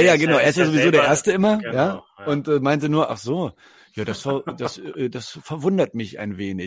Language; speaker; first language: German; native; German